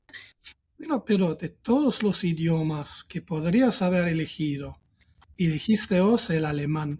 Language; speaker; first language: Spanish; non-native, fluent; German